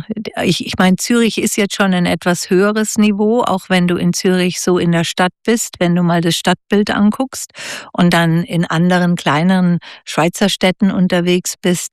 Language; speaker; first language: German; native; German